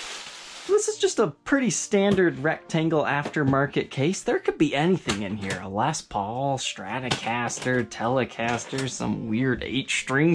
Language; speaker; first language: English; native; English